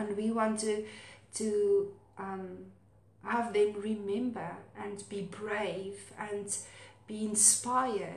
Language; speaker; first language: English; non-native, local second language; Afrikaans